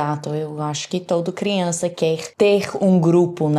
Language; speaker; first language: Portuguese; non-native, learner; English